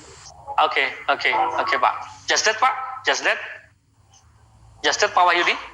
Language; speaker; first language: English; non-native, fluent; Indonesian